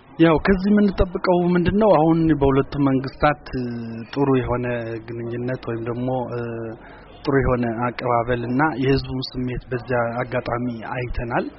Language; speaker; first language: Amharic; non-native, local second language; Tigrinya